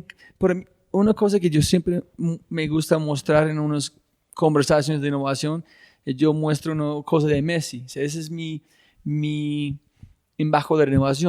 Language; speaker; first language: Spanish; non-native, fluent; English